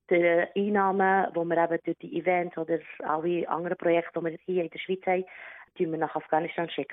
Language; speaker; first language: German; early bilingual, other home language; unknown